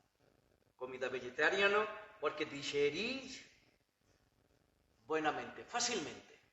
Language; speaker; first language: Spanish; non-native, learner; Bangla